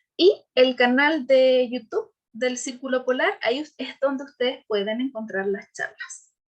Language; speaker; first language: Spanish; native; Spanish